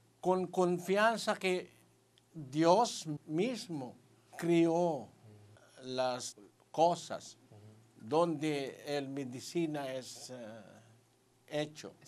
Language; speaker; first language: Spanish; non-native, learner; Filipino